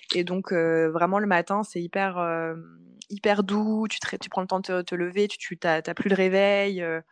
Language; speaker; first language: French; native; French